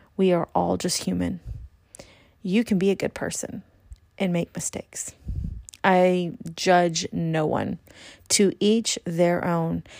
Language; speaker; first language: English; native; English